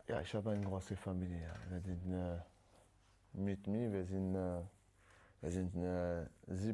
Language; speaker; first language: German; non-native, learner; French